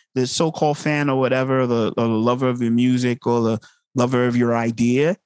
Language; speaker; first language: English; native; English